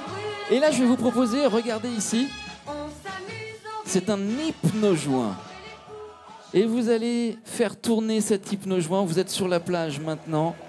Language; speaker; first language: French; native; French